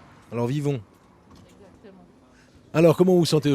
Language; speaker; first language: French; native; French